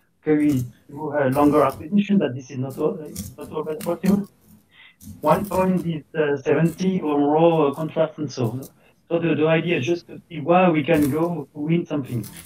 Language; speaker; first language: English; non-native, fluent; French